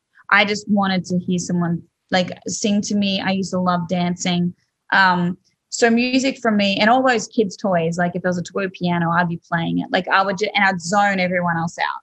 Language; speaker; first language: English; native; English